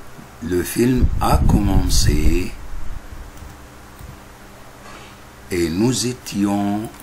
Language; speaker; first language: French; non-native, fluent; Arabic